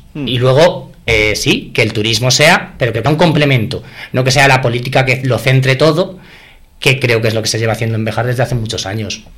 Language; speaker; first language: Spanish; native; Spanish